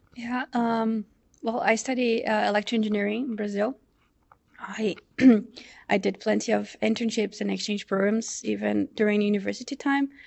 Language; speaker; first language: English; non-native, fluent; Portuguese